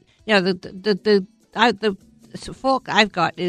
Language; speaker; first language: English; native; English